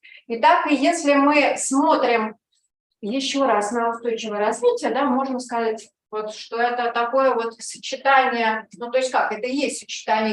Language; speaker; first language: Russian; native; Russian